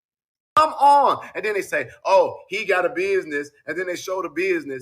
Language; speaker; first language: English; native; English